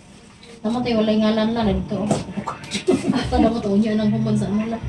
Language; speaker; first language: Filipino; non-native, local second language; Cebuano